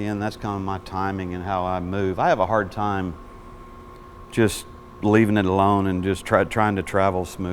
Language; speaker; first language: English; native; English